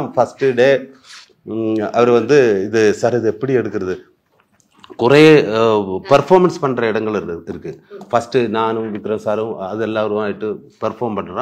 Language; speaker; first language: Tamil; non-native, learner; Malayalam